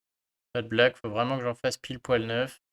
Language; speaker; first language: French; native; French